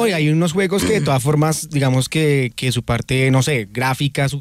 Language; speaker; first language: Spanish; native; Spanish